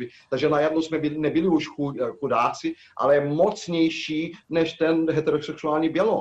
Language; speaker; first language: Czech; non-native, fluent; Portuguese